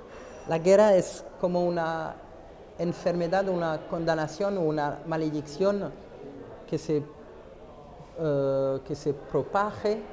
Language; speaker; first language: Spanish; non-native, fluent; French